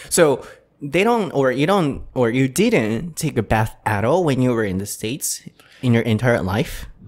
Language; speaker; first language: English; non-native, fluent; Japanese